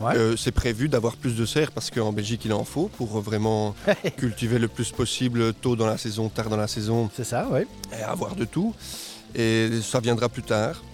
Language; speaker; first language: French; non-native, fluent; Spanish